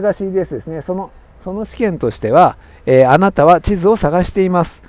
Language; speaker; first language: Japanese; native; Japanese